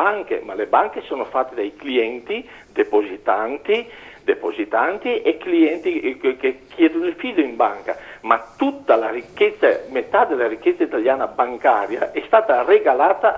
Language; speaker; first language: Italian; native; Italian